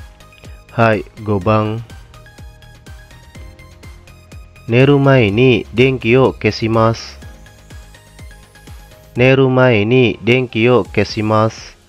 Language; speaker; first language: Japanese; non-native, fluent; Indonesian